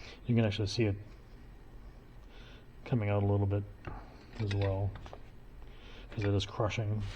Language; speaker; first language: English; native; English